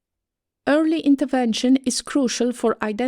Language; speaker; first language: English; non-native, fluent; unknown